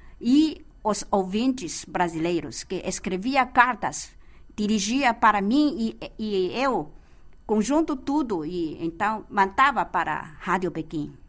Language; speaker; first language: Portuguese; non-native, fluent; Chinese